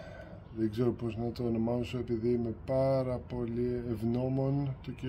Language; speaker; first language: Greek; early bilingual, heritage; Greek